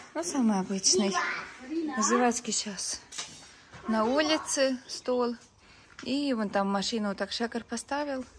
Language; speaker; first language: Russian; native; Russian